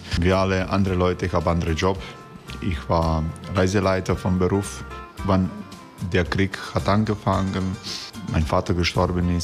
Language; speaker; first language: German; non-native, learner; Croatian